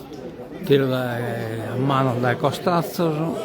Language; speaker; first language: Italian; native; Italian